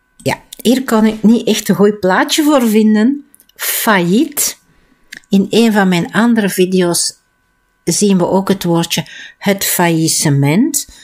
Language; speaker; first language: Dutch; native; Dutch